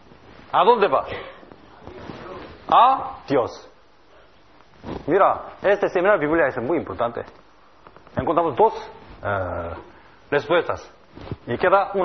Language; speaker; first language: Spanish; non-native, learner; Korean